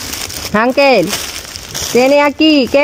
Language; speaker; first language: Spanish; non-native, learner; Filipino